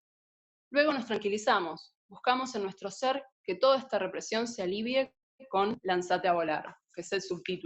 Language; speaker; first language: Spanish; native; Spanish